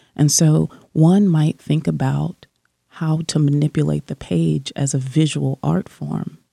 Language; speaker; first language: English; native; English